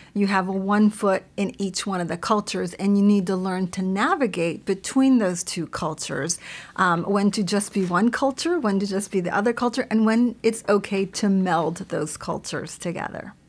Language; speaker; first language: English; early bilingual, other home language; Spanish